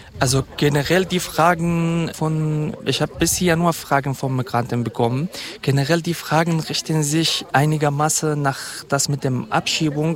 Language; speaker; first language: German; non-native, fluent; Kurdish